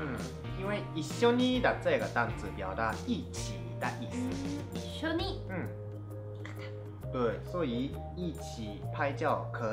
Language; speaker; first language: Chinese; non-native, fluent; Japanese